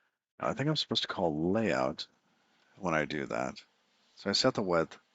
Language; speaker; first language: English; native; English